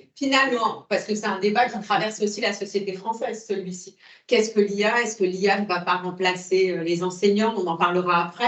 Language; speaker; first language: French; native; French